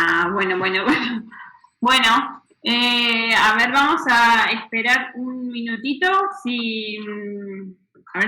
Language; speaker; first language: Spanish; native; Spanish